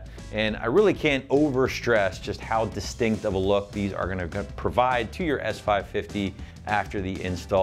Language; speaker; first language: English; native; English